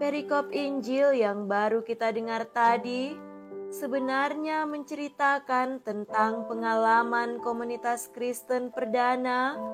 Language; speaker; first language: Indonesian; native; Indonesian